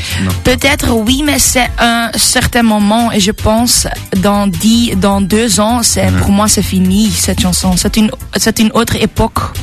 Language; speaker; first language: French; non-native, local second language; Dutch